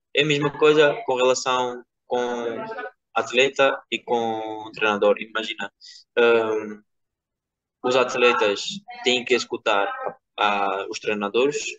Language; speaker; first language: Portuguese; non-native, fluent; Georgian